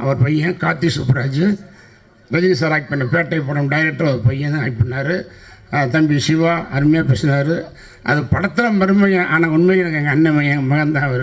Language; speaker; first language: Tamil; native; Tamil